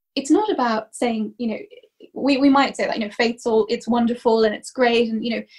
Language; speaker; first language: English; native; English